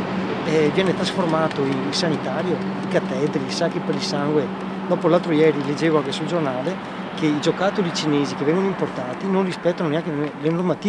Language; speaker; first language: Italian; native; Italian